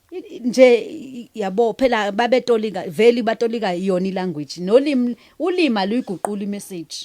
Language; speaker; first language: Zulu; native; Zulu